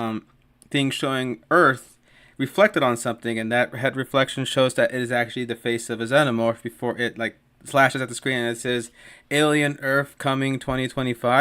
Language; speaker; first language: English; native; English